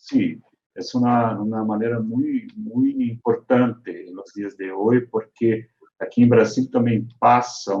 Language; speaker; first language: Spanish; non-native, fluent; Portuguese